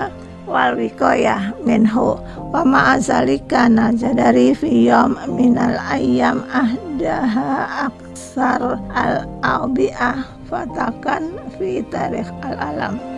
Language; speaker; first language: Arabic; non-native, fluent; Indonesian